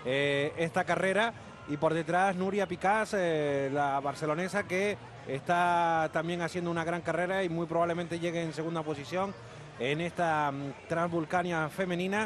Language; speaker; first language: Spanish; native; Spanish